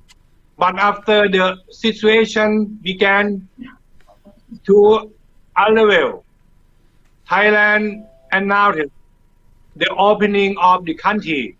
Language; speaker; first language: English; non-native, learner; Thai